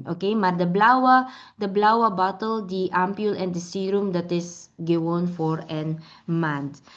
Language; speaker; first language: Dutch; non-native, learner; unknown